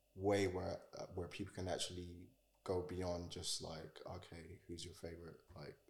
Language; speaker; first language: English; native; English